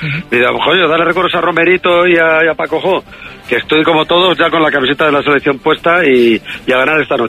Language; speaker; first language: Spanish; native; Spanish